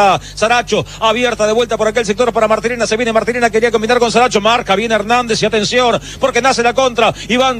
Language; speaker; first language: Spanish; native; Spanish